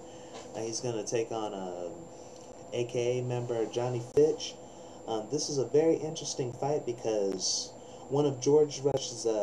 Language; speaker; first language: English; native; English